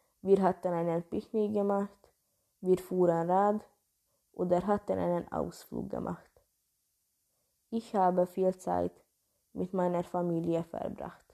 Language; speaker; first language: German; non-native, learner; Hungarian